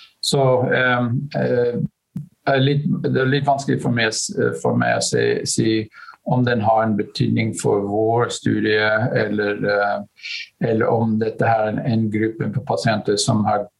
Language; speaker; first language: Norwegian; non-native, fluent; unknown